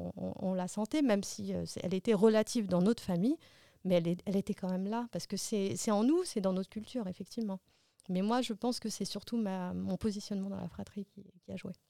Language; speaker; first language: French; early bilingual, other home language; Arabic